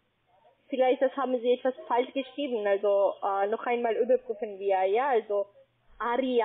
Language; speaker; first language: German; non-native, learner; Spanish